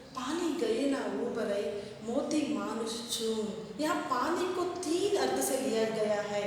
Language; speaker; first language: Hindi; non-native, local second language; Kannada